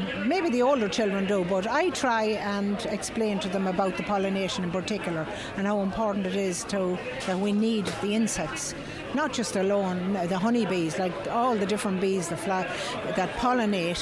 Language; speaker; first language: English; native; English